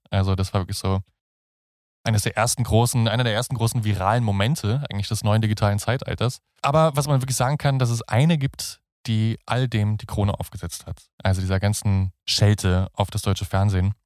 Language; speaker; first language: German; native; German